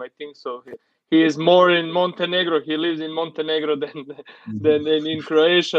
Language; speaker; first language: English; non-native, learner; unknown